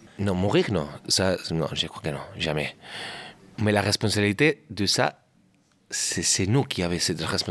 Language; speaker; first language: French; non-native, learner; Catalan